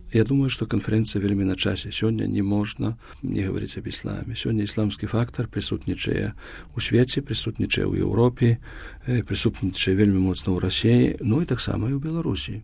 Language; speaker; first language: Belarusian; native; Belarusian